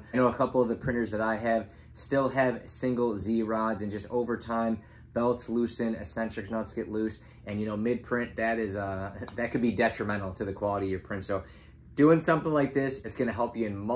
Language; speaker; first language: English; native; English